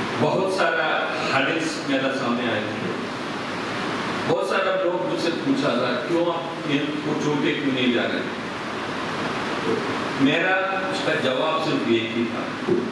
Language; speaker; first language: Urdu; non-native, local second language; Malayalam